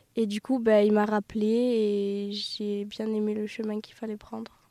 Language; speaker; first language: French; native; French